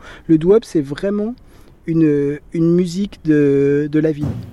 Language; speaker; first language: French; native; French